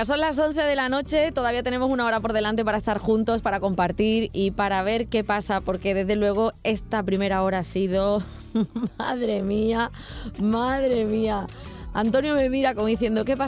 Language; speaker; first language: Spanish; native; Spanish